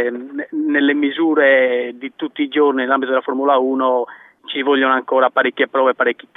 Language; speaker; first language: Italian; native; Italian